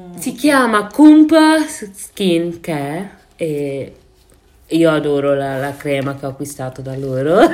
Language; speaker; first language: Italian; early bilingual, other home language; Wolof